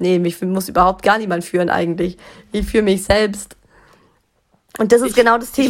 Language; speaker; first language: German; native; German